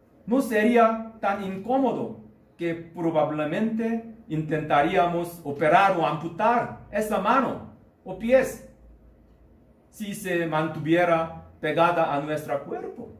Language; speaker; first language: Spanish; non-native, learner; Korean